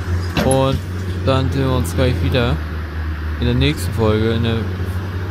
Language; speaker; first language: German; native; German